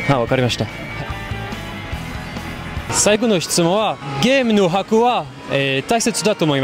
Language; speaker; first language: Japanese; non-native, learner; French